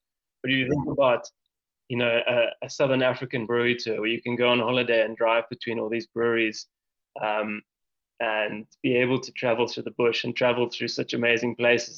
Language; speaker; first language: English; native; English